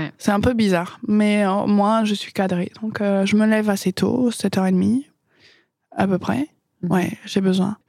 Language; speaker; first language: French; non-native, fluent; English